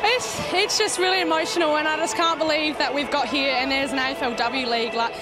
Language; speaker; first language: English; native; English